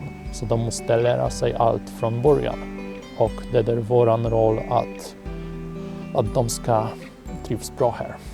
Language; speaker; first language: Swedish; non-native, fluent; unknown